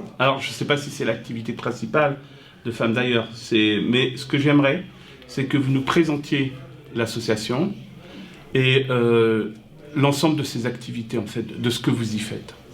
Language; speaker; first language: French; native; French